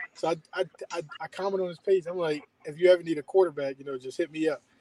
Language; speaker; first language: English; native; English